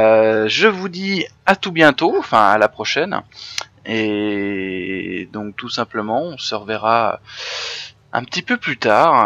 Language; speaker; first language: French; native; French